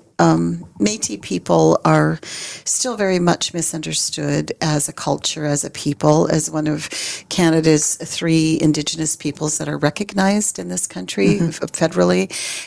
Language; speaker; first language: English; native; English